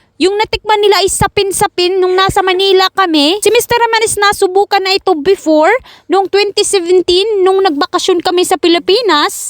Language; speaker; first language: Filipino; non-native, local second language; Cebuano